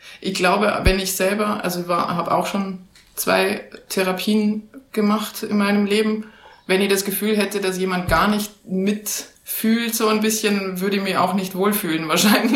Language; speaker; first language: German; native; German